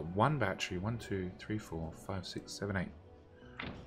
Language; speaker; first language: English; native; English